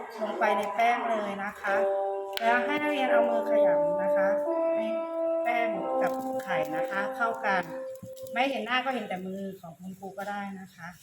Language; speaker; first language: Thai; native; Thai